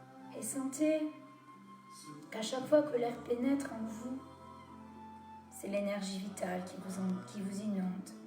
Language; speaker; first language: French; native; French